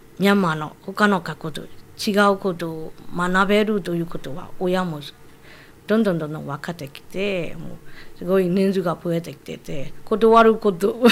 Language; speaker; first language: Japanese; non-native, fluent; Burmese